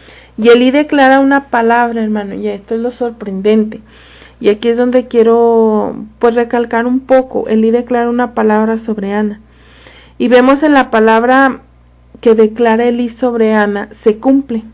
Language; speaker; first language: Spanish; native; Spanish